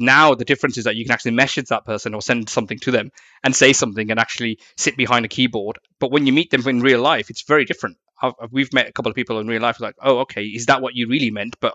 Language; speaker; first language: English; native; English